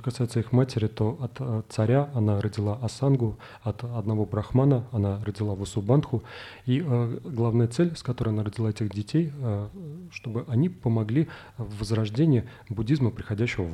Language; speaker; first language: Russian; native; Russian